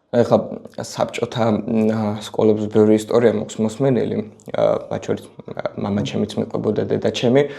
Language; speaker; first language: Georgian; early bilingual, heritage; Georgian